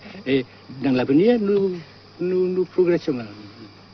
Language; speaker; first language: French; non-native, fluent; Vietnamese